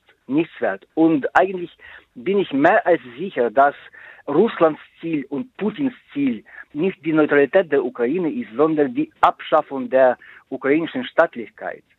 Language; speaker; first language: German; non-native, fluent; Ukrainian